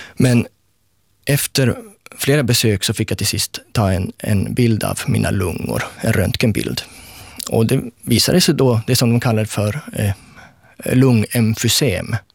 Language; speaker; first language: Swedish; native; Swedish